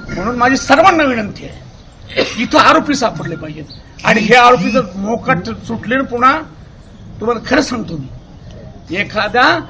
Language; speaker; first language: Marathi; native; Marathi